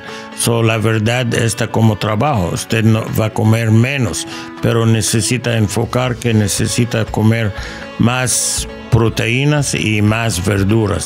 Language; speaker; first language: Spanish; non-native, learner; English